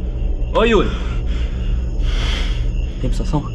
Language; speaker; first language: Portuguese; native; Portuguese